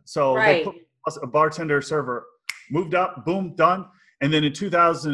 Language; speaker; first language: English; native; English